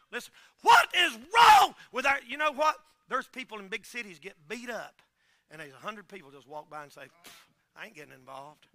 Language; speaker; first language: English; native; English